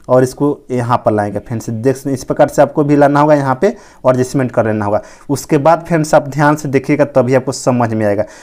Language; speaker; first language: Hindi; native; Hindi